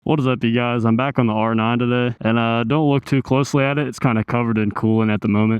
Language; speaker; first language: English; native; English